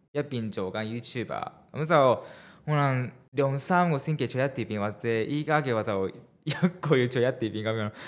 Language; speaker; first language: Cantonese; non-native, fluent; Japanese